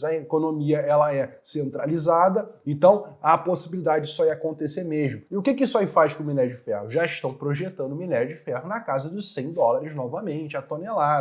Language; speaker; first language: Portuguese; native; Portuguese